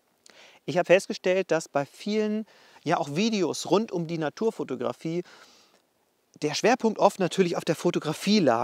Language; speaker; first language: German; native; German